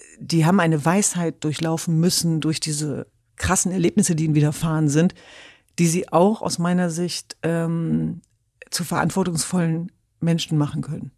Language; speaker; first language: German; early bilingual, other home language; Kurdish